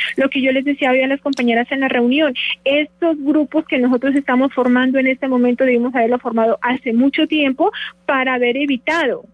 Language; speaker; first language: Spanish; native; Spanish